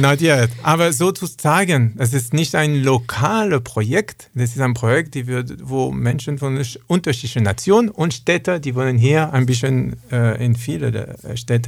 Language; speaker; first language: German; non-native, learner; French